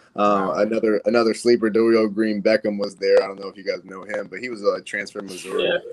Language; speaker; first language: English; native; English